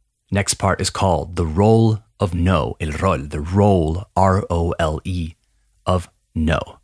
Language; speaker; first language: English; native; English